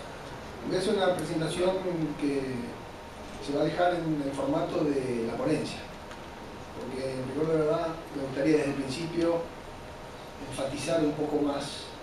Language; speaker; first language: Spanish; native; Spanish